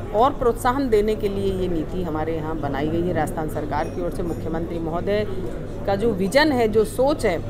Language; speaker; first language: Hindi; native; Hindi